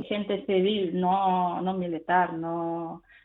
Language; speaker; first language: Spanish; non-native, fluent; Ukrainian